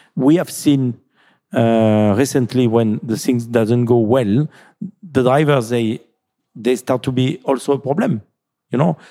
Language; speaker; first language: English; non-native, fluent; French